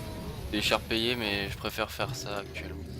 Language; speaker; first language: French; native; French